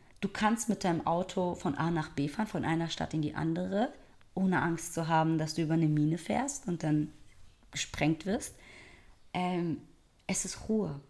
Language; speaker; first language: German; early bilingual, other home language; Persian